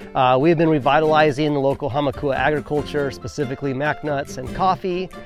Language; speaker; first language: English; native; English